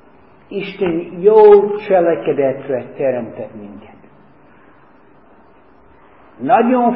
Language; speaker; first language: Hungarian; non-native, fluent; English